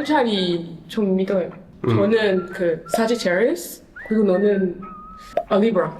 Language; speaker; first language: Korean; non-native, learner; French